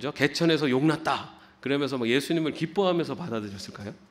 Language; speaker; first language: Korean; native; Korean